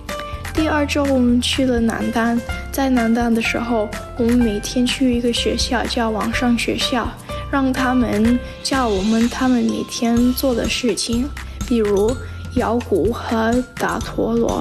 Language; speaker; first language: Chinese; non-native, learner; English